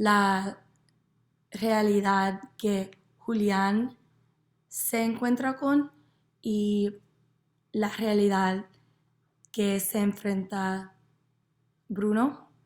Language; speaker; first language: Spanish; non-native, learner; English